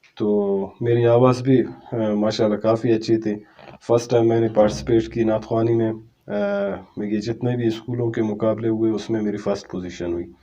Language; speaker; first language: Urdu; non-native, local second language; Brahui